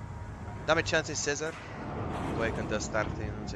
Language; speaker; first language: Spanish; non-native, learner; English